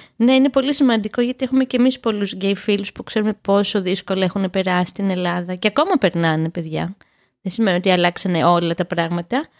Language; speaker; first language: Greek; native; Greek